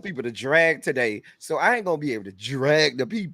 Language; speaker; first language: English; native; English